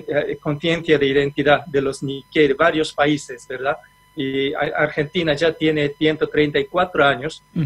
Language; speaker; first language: Spanish; non-native, fluent; Japanese